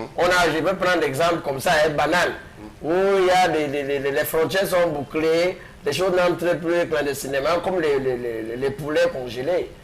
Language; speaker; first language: French; native; French